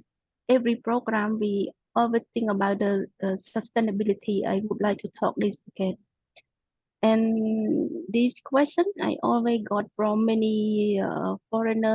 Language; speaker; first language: English; non-native, local second language; Khmer